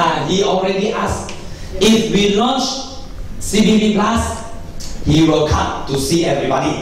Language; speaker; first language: English; non-native, local second language; Min Nan Chinese